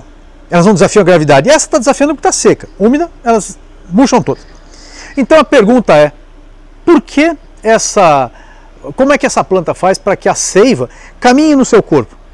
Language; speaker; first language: Portuguese; native; Portuguese